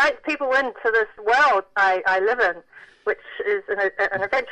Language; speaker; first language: English; native; English